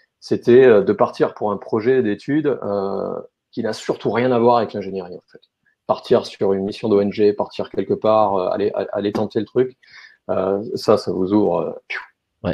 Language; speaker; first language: French; native; French